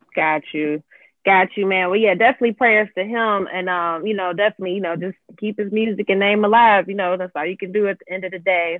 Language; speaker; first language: English; native; English